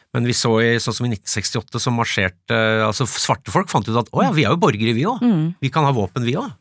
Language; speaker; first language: Norwegian; early bilingual, other home language; English